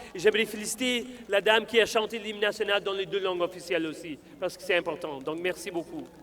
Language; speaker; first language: French; non-native, local second language; English